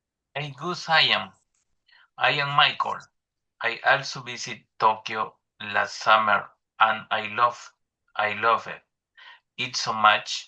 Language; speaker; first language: English; non-native, learner; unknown